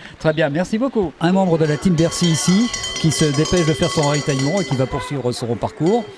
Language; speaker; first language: French; native; French